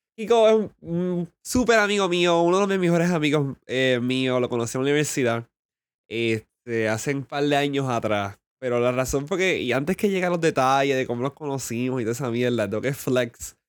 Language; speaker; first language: Spanish; early bilingual, heritage; Spanish